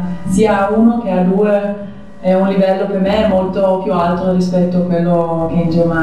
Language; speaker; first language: Italian; non-native, fluent; German